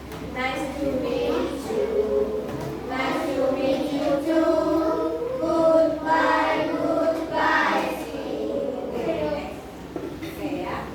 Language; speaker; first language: English; non-native, learner; Indonesian